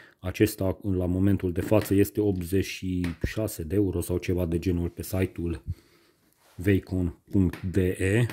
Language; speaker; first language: Romanian; non-native, local second language; Hungarian